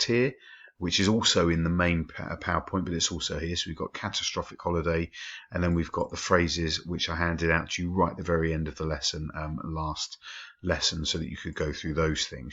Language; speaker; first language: English; native; English